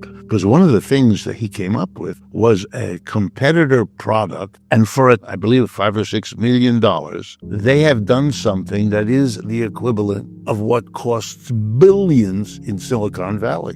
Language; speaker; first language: English; native; English